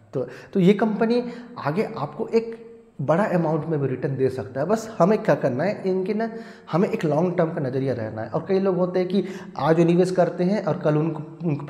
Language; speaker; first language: Hindi; native; Hindi